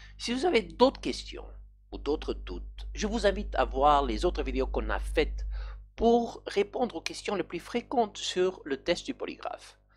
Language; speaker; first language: French; non-native, fluent; Spanish